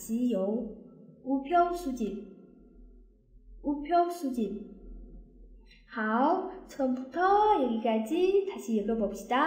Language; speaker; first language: Korean; non-native, fluent; Chinese